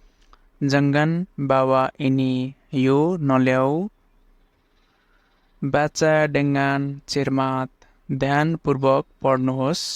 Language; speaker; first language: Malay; non-native, fluent; Nepali